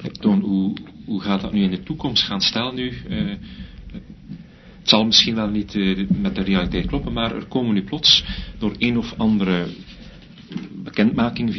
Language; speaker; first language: Dutch; native; Dutch